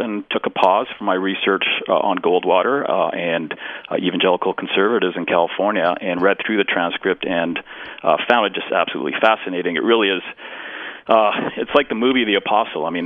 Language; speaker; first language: English; native; English